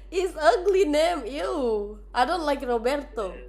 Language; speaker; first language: English; non-native, fluent; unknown